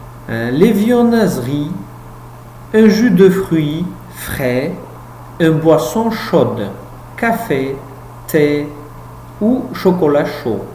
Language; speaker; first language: French; non-native, fluent; Uzbek